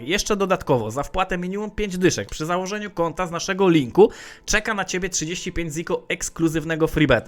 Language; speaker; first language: Polish; native; Polish